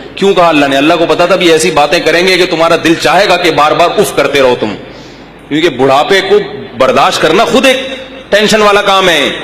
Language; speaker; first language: Urdu; native; Urdu